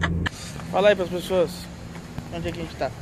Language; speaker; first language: Portuguese; native; Portuguese